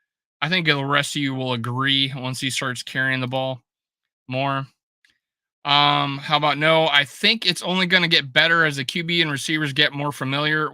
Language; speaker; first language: English; native; English